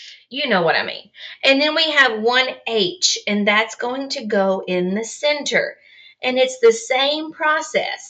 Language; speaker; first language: English; native; English